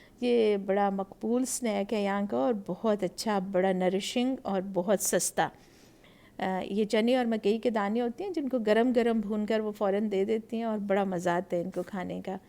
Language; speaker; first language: Urdu; native; Urdu